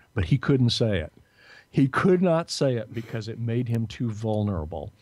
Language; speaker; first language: English; native; English